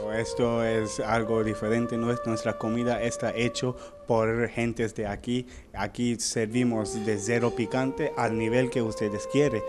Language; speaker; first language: Spanish; non-native, learner; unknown